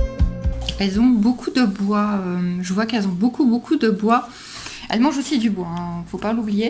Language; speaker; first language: French; native; French